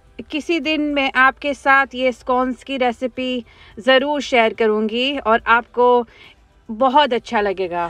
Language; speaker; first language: Hindi; non-native, local second language; Gujarati